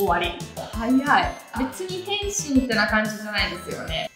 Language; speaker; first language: Japanese; non-native, fluent; Italian